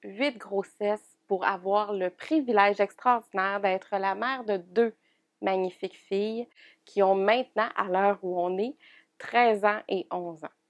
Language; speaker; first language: French; native; French